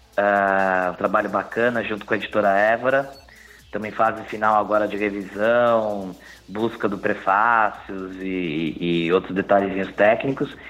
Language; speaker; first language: Portuguese; native; Portuguese